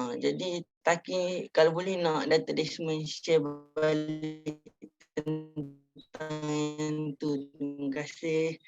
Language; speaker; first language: Malay; native; Malay